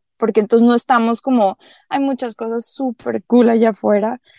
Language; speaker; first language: Spanish; native; Spanish